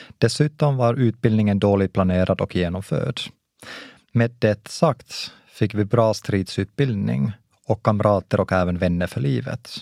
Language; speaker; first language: Swedish; non-native, local second language; Finnish